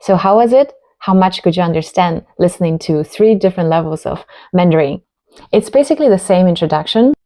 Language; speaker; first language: English; non-native, fluent; Chinese